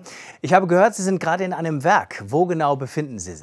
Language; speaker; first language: German; native; German